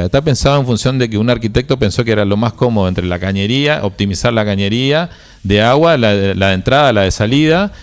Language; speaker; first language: Spanish; native; Spanish